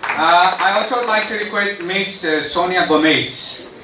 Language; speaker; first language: English; non-native, local second language; Nepali